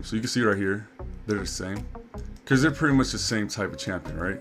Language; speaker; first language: English; native; English